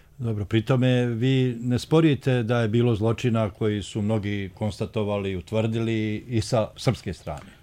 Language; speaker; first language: Bosnian; native; Bosnian